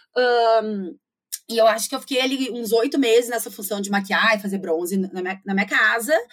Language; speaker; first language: Portuguese; native; Portuguese